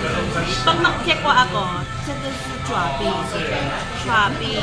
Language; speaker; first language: Filipino; non-native, learner; Chinese